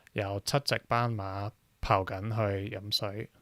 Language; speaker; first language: Cantonese; non-native, learner; English